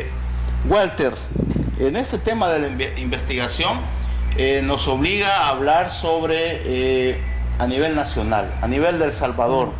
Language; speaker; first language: Spanish; native; Spanish